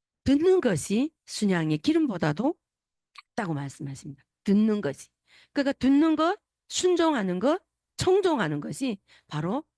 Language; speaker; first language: Korean; native; Korean